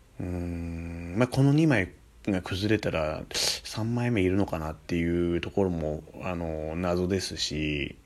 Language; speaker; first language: Japanese; native; Japanese